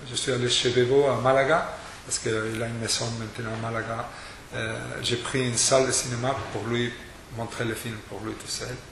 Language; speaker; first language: French; non-native, fluent; Spanish